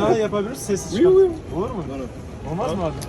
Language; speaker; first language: Turkish; native; Turkish